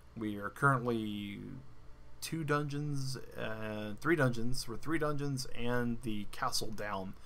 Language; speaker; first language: English; native; English